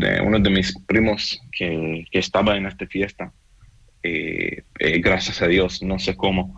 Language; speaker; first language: Spanish; non-native, fluent; Hebrew